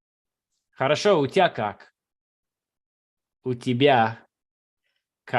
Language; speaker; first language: Russian; non-native, fluent; English